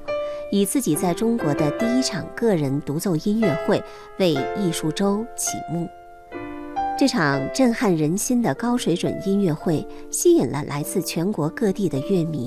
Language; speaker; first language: Chinese; native; Chinese